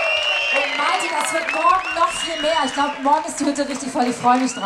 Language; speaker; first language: German; native; German